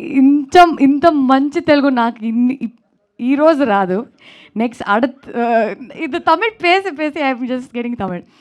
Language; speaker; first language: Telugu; non-native, learner; Kannada